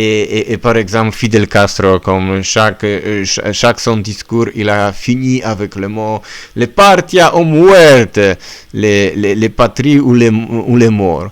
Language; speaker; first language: French; non-native, learner; Polish